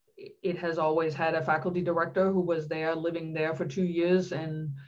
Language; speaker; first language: English; non-native, fluent; Danish